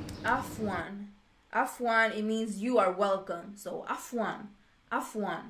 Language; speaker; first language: English; non-native, fluent; Swedish